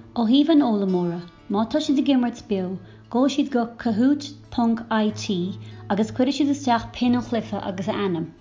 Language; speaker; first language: Irish; native; Irish